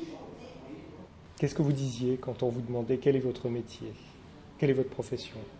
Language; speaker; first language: French; native; French